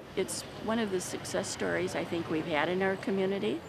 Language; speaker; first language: English; native; English